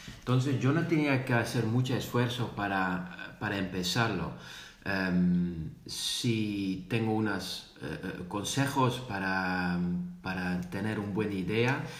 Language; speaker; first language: Spanish; non-native, fluent; Dutch